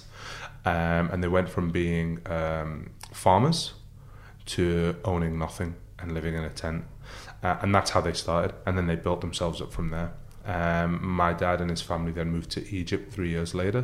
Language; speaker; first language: English; early bilingual, other home language; Arabic